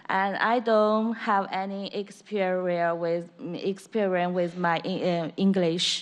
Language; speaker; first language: English; non-native, learner; Chinese